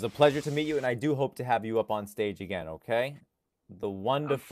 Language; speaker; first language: English; non-native, fluent; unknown